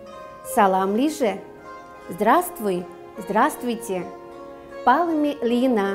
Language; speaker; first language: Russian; non-native, local second language; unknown